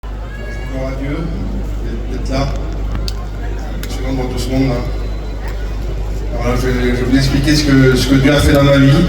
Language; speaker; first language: French; native; French